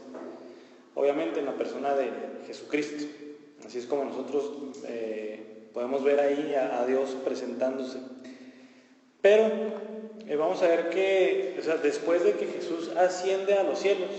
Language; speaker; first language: Spanish; native; Spanish